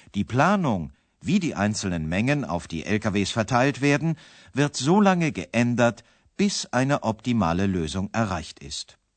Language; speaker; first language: German; native; German